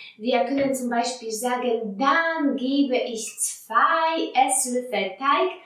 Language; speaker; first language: German; non-native, fluent; Polish